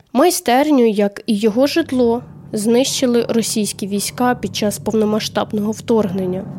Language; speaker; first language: Ukrainian; native; Ukrainian